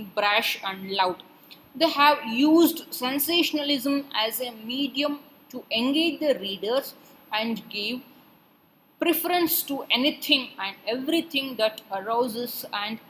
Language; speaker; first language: English; non-native, local second language; Kannada